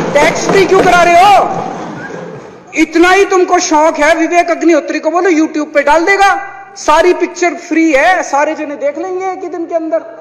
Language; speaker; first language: Hindi; native; Hindi